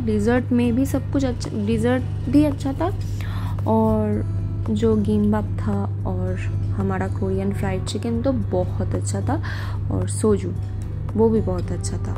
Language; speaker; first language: Hindi; non-native, local second language; Bangla